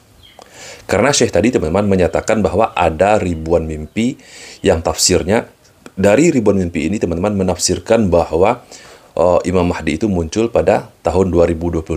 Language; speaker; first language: Indonesian; native; Indonesian